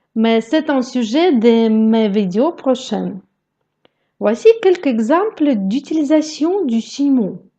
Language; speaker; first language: French; non-native, fluent; Russian